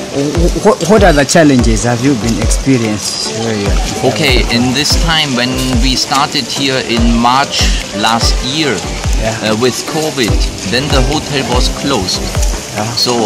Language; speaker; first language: English; non-native, fluent; German